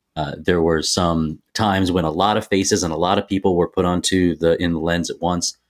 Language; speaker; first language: English; native; English